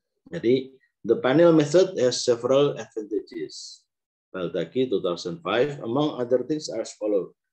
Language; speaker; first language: English; non-native, fluent; Indonesian